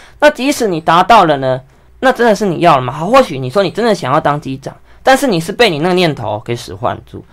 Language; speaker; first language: Chinese; native; Chinese